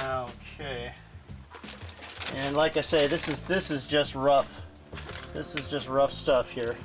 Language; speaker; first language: English; native; English